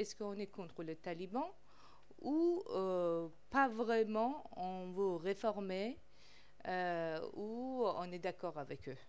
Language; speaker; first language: French; non-native, fluent; Persian